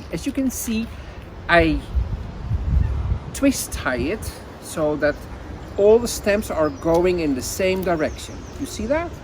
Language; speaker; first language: English; non-native, fluent; Dutch